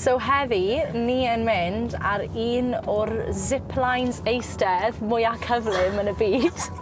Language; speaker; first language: Welsh; native; Welsh